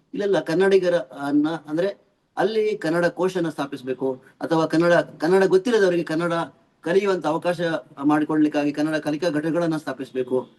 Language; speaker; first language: Kannada; native; Kannada